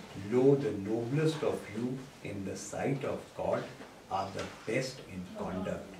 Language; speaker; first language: English; non-native, local second language; Urdu